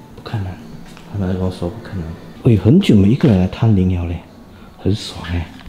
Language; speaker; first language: Chinese; native; Chinese